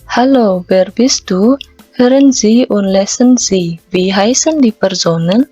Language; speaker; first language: German; non-native, fluent; Indonesian